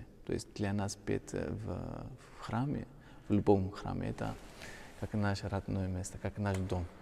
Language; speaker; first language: Russian; non-native, fluent; Greek